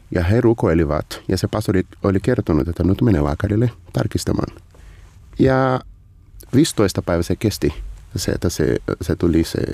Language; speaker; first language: Finnish; non-native, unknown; Portuguese